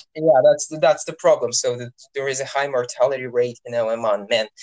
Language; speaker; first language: English; non-native, fluent; Russian